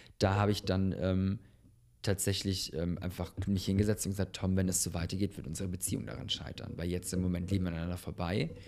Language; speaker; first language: German; early bilingual, other home language; Bosnian